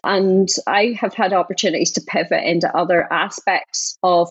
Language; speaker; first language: English; native; English